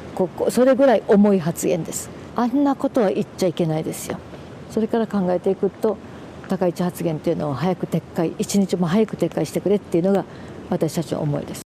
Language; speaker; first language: Japanese; native; Japanese